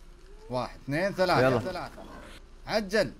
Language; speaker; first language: Arabic; native; Arabic